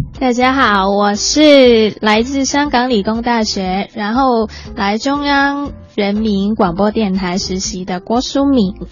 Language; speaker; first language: Chinese; non-native, local second language; Cantonese